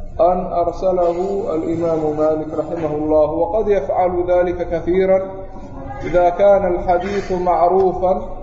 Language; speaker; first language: Arabic; non-native, local second language; Somali